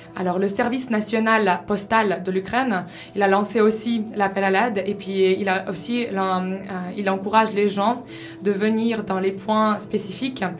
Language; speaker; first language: French; non-native, fluent; Ukrainian